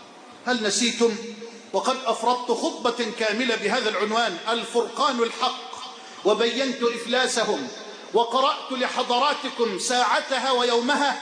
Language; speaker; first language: Arabic; native; Arabic